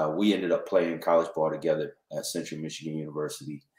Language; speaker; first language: English; native; English